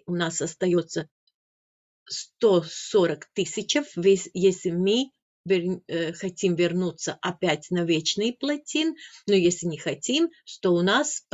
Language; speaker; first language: Russian; non-native, fluent; Latvian